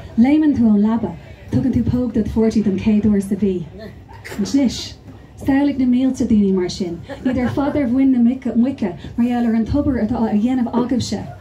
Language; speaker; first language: Irish; non-native, local second language; English